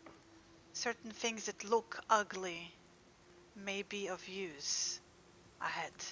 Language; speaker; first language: English; native; English